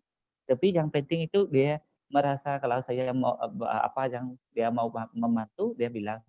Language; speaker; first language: Indonesian; non-native, learner; Khmer